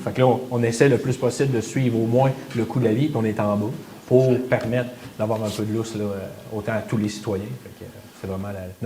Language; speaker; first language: French; native; French